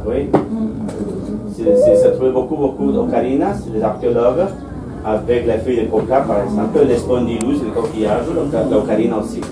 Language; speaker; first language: French; non-native, fluent; Spanish